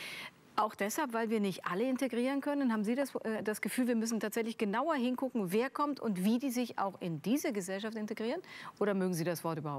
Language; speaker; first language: German; native; German